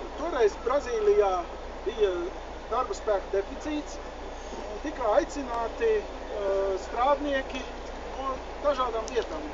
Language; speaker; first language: Latvian; early bilingual, heritage; Latvian